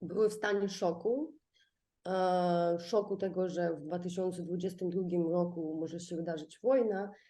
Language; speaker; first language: Polish; non-native, fluent; Ukrainian